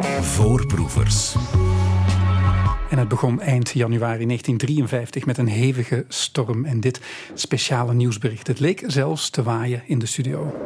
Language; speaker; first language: Dutch; native; Dutch